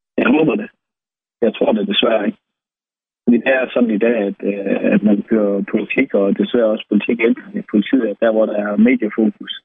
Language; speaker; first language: Danish; native; Danish